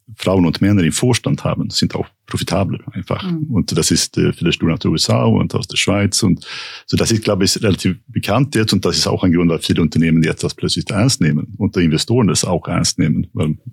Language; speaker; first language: German; non-native, fluent; Swedish